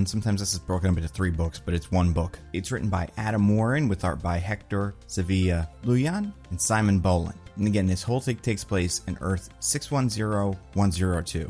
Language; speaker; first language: English; native; English